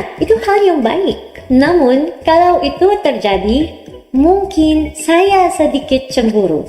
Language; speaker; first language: Indonesian; non-native, learner; Filipino